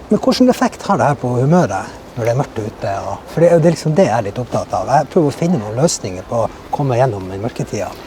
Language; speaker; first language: Norwegian; native; Norwegian